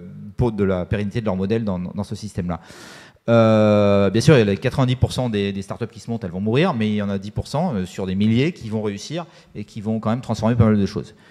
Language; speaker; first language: French; native; French